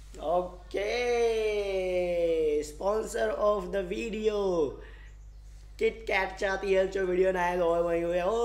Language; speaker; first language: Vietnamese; non-native, learner; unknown